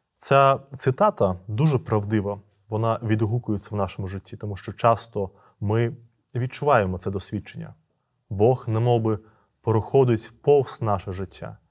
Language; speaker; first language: Ukrainian; native; Ukrainian